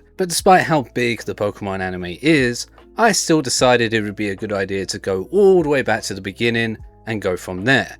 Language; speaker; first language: English; native; English